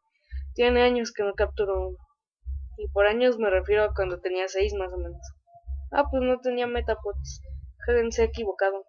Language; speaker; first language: Spanish; native; Spanish